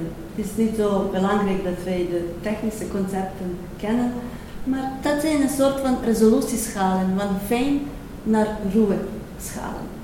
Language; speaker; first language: Dutch; non-native, fluent; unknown